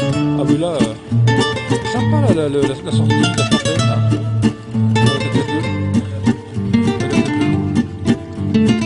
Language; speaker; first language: French; native; French